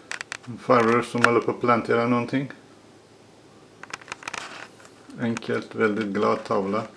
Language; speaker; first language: Swedish; non-native, learner; Persian